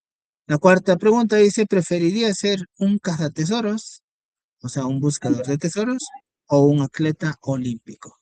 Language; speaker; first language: Spanish; native; Spanish